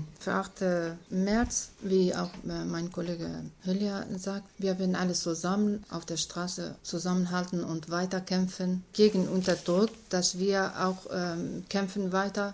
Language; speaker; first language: German; non-native, learner; Kurdish